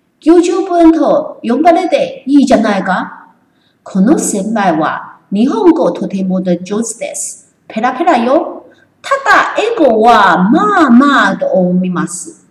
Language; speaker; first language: Japanese; non-native, learner; Chinese